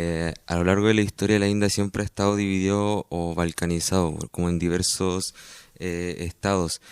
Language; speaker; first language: Spanish; native; Spanish